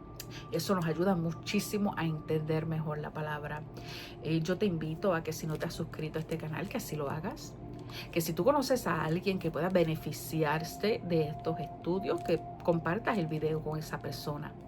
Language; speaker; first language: Spanish; native; Spanish